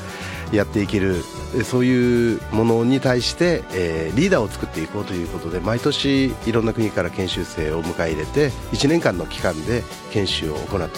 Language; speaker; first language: Japanese; native; Japanese